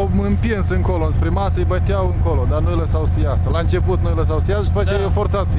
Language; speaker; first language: Romanian; native; Romanian